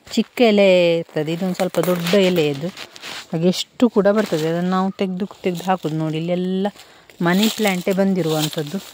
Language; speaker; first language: Kannada; native; Kannada